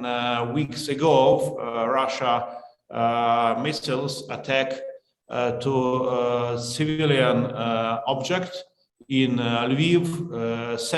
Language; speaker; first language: English; non-native, learner; Ukrainian